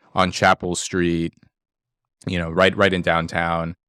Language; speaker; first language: English; native; English